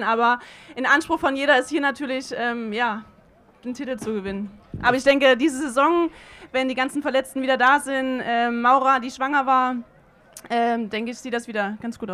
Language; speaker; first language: German; native; German